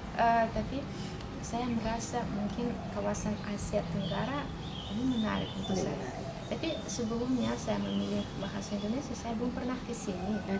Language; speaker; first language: Indonesian; non-native, fluent; Russian